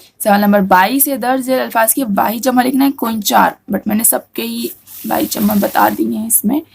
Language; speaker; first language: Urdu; native; Urdu